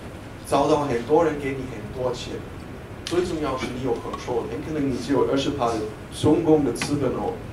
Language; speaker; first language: Chinese; non-native, fluent; German